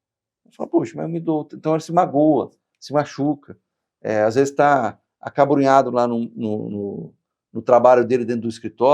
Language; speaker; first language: Portuguese; native; Portuguese